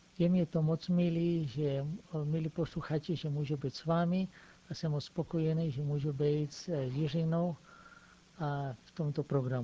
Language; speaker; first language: Czech; non-native, fluent; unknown